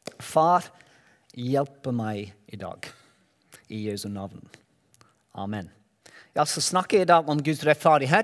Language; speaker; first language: Norwegian; non-native, learner; Welsh